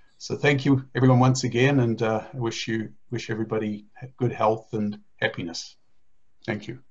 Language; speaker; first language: English; native; English